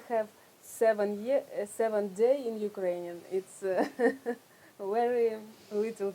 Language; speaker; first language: English; non-native, learner; Russian